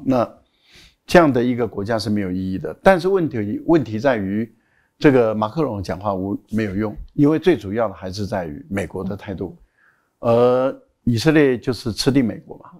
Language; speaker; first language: Chinese; native; Chinese